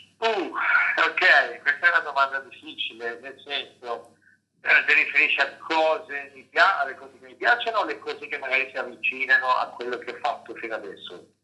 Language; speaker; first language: Italian; non-native, fluent; Spanish